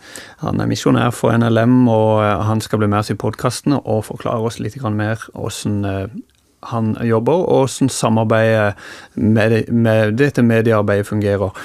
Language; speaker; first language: Norwegian; native; Norwegian